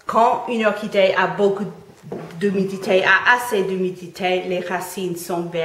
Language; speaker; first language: French; non-native, fluent; English